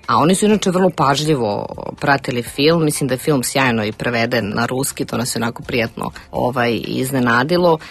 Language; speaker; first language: Serbian; native; Serbian